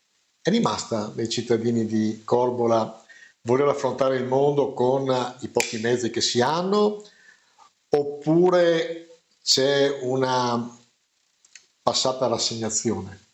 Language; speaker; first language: Italian; native; Italian